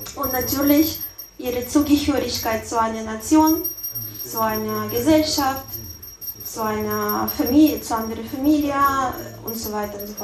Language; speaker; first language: German; non-native, learner; Russian